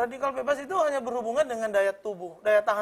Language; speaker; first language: Indonesian; native; Indonesian